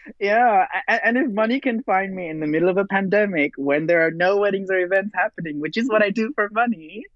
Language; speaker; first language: English; non-native, fluent; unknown